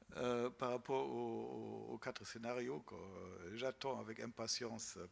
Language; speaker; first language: French; non-native, fluent; German